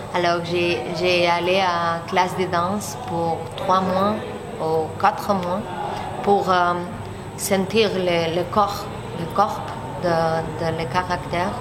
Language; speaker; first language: French; non-native, learner; Catalan